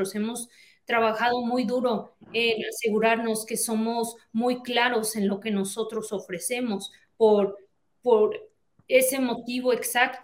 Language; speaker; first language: Spanish; early bilingual, heritage; Spanish